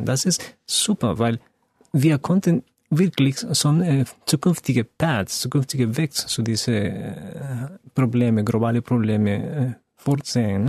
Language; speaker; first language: German; non-native, fluent; Spanish